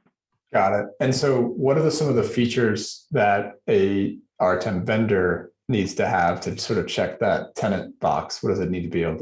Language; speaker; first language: English; native; English